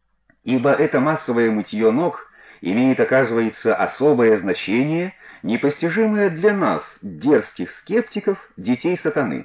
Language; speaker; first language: Russian; native; Russian